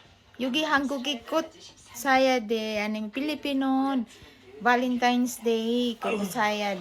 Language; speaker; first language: Korean; non-native, learner; Filipino